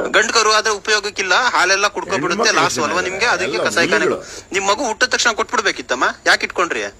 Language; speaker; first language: Kannada; native; Kannada